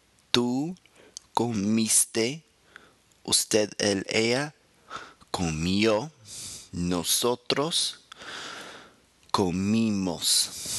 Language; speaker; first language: Spanish; non-native, fluent; English